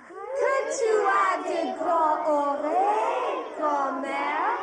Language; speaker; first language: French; non-native, fluent; English